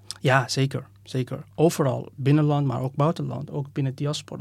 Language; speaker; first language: Dutch; non-native, fluent; Persian